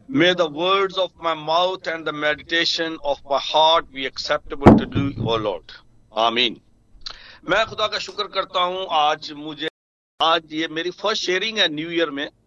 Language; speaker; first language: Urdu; non-native, local second language; Punjabi